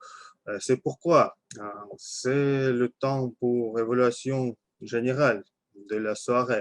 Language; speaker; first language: French; non-native, learner; Russian